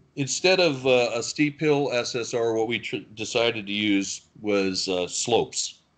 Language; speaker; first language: English; native; English